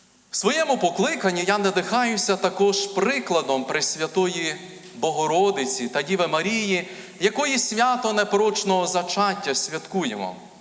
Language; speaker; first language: Ukrainian; native; Ukrainian